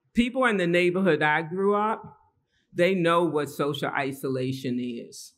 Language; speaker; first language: English; native; English